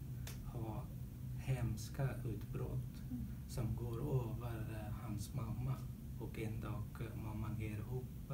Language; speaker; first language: Swedish; non-native, learner; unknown